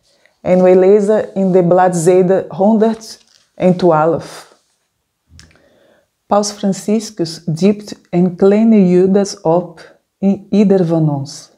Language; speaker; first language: Dutch; non-native, fluent; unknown